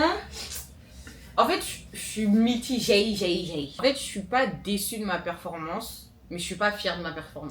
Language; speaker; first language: French; native; French